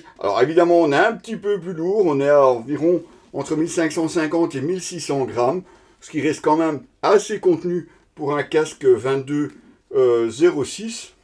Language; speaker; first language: French; native; French